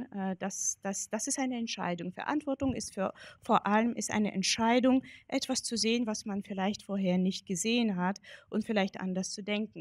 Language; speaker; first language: German; non-native, fluent; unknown